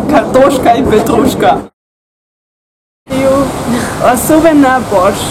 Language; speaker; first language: Russian; non-native, learner; German